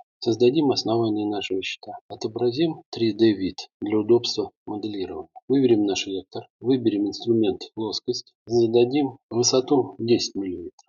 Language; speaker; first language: Russian; native; Russian